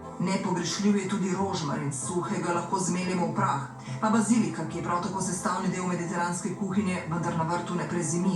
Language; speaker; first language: Slovenian; native; Slovenian